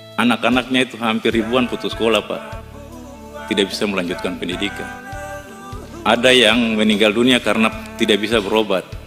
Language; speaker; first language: Indonesian; native; Indonesian